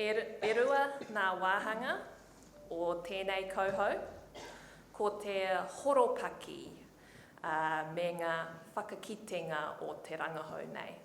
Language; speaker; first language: Māori; non-native, local second language; English